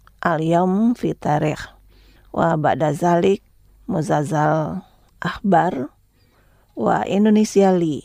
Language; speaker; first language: Arabic; non-native, fluent; Indonesian